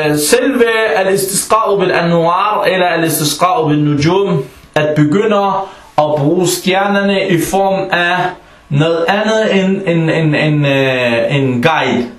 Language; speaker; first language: Danish; early bilingual, other home language; Arabic